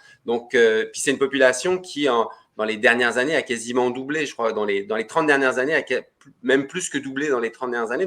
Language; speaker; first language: French; native; French